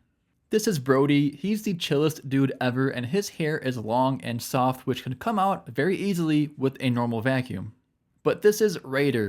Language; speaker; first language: English; native; English